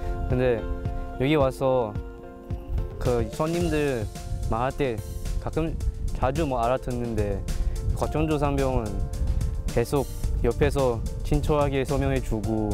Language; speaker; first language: Korean; non-native, learner; English